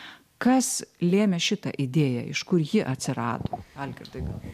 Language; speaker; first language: Lithuanian; native; Lithuanian